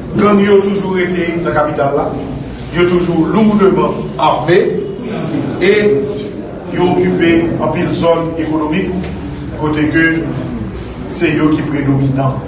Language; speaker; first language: French; non-native, local second language; Haitian Creole